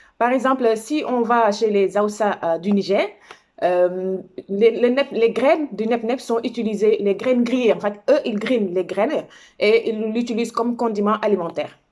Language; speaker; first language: French; non-native, local second language; Wolof